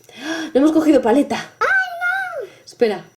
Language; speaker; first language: Spanish; native; Spanish